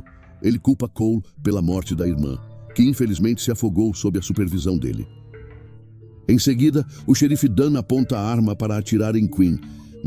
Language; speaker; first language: Portuguese; native; Portuguese